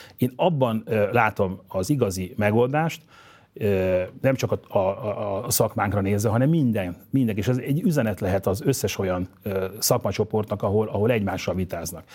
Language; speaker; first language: Hungarian; native; Hungarian